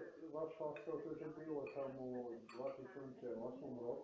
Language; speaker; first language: Polish; non-native, learner; Serbian